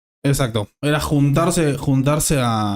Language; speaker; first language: Spanish; native; Spanish